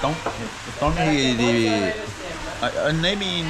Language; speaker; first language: English; non-native, learner; Portuguese